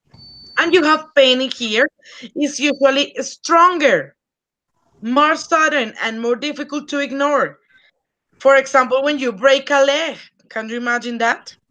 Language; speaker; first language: English; non-native, fluent; Spanish